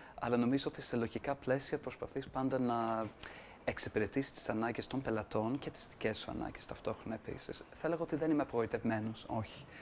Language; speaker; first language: Greek; non-native, fluent; English